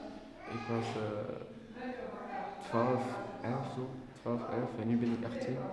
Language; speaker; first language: Dutch; early bilingual, other home language; Albanian